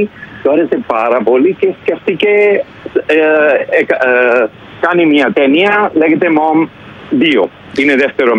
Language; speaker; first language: Greek; non-native, learner; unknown